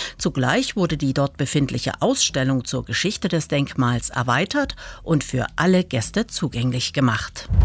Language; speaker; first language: German; native; German